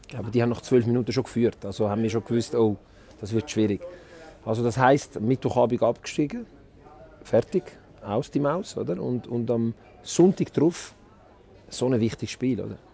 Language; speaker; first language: German; early bilingual, other home language; Italian